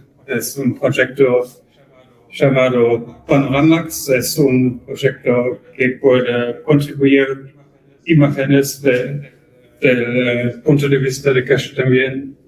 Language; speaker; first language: Spanish; non-native, learner; German